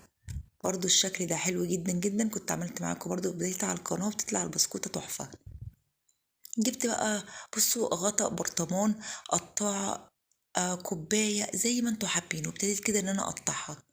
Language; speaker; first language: Arabic; native; Arabic